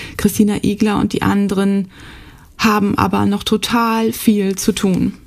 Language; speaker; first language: German; native; German